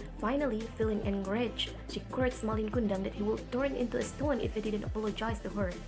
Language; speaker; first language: English; non-native, fluent; Indonesian